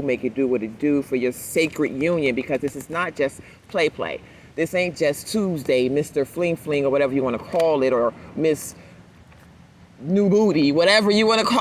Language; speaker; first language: English; native; English